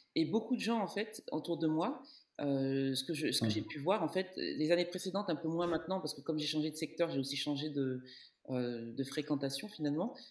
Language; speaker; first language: French; native; French